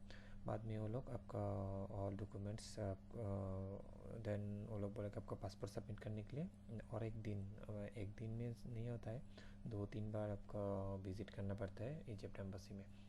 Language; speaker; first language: Hindi; non-native, fluent; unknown